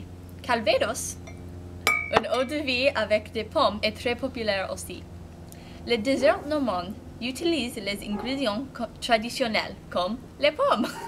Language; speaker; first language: French; non-native, learner; English